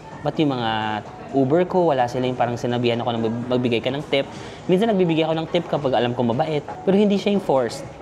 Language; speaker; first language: Filipino; non-native, local second language; Cebuano